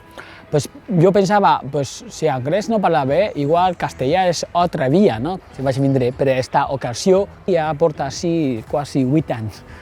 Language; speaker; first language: Catalan; non-native, fluent; Chinese